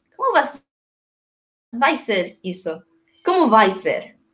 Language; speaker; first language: Portuguese; non-native, learner; Spanish